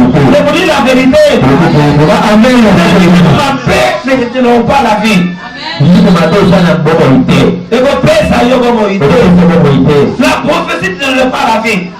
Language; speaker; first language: French; non-native, local second language; Lingala